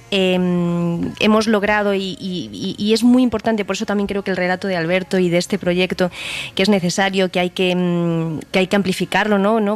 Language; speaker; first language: Spanish; native; Spanish